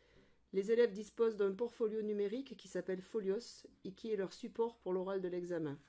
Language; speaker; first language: French; native; French